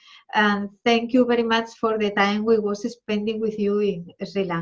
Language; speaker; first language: English; non-native, learner; Spanish